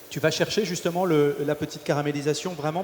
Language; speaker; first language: French; native; French